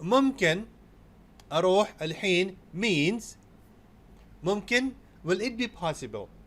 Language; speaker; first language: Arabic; non-native, fluent; Urdu